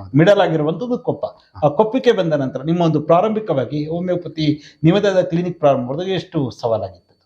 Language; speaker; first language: Kannada; native; Kannada